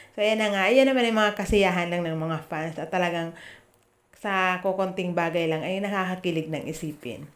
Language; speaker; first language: Filipino; native; Filipino